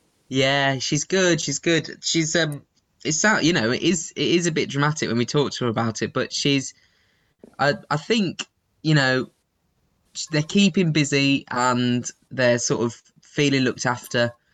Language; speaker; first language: English; native; English